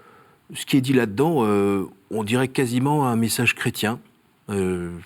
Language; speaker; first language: French; native; French